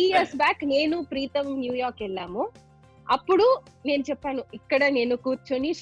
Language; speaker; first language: Telugu; non-native, local second language; Tamil